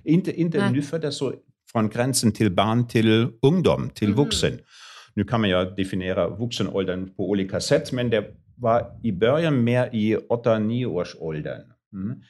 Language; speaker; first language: Swedish; non-native, fluent; German